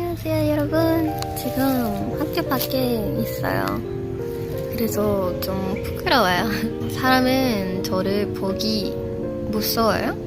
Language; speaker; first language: Korean; non-native, learner; English